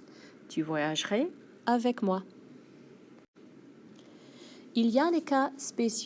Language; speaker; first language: French; non-native, fluent; English